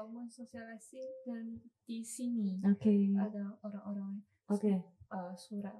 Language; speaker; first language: Indonesian; non-native, learner; Chinese